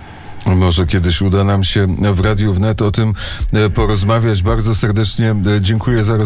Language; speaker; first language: Polish; native; Polish